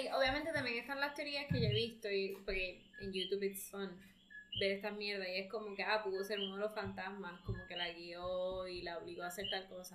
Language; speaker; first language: Spanish; early bilingual, heritage; Spanish